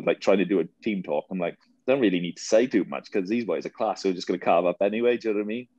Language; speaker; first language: English; native; English